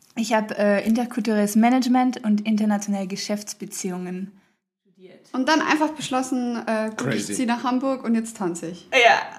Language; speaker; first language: German; early bilingual, heritage; French